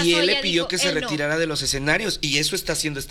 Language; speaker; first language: Spanish; native; Spanish